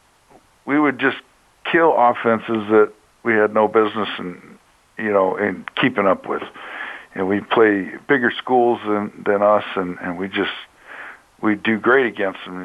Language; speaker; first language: English; native; English